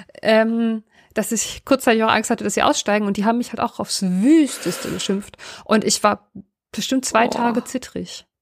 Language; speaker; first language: German; native; German